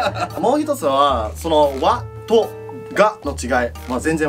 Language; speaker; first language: Japanese; non-native, fluent; English